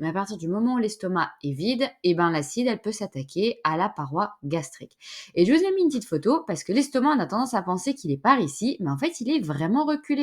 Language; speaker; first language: French; native; French